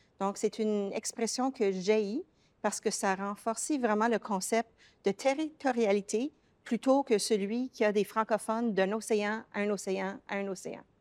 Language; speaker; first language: French; native; French